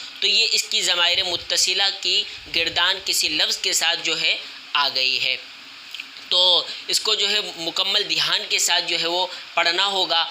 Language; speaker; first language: Urdu; native; Urdu